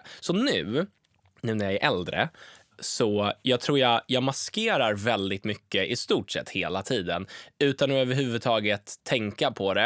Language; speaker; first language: Swedish; native; Swedish